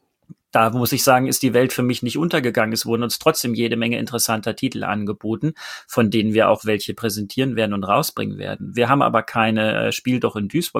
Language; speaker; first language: German; native; German